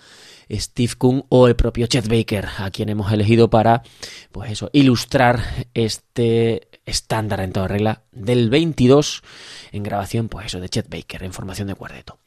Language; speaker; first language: Spanish; native; Spanish